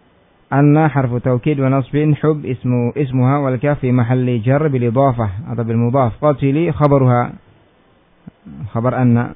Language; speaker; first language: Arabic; non-native, fluent; Indonesian